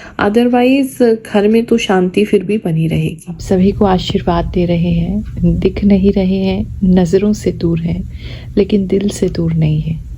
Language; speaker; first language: Hindi; native; Hindi